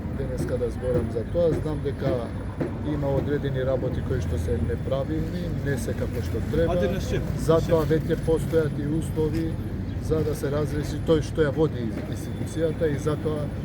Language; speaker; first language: Macedonian; non-native, local second language; Albanian